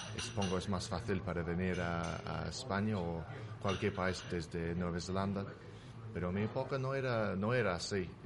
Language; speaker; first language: Spanish; non-native, fluent; English